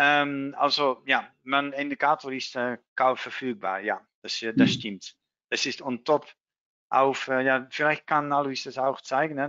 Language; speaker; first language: German; non-native, learner; Dutch